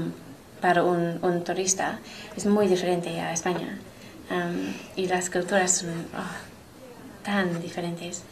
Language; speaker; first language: Spanish; non-native, learner; English